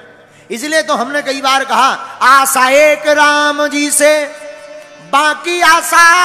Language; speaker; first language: Hindi; native; Hindi